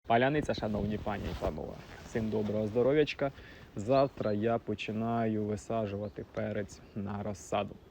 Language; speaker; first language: Ukrainian; non-native, local second language; Russian